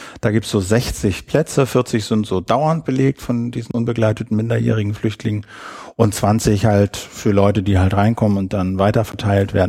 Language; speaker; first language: German; native; German